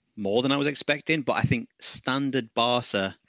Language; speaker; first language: English; native; English